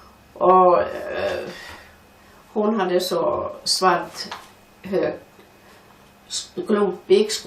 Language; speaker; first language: Swedish; non-native, fluent; Finnish